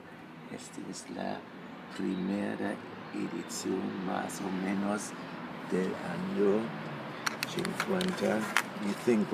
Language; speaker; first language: Spanish; non-native, fluent; German